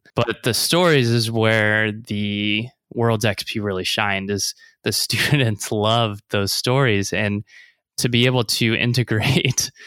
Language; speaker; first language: English; native; English